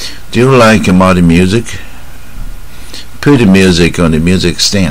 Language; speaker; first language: English; non-native, fluent; Chinese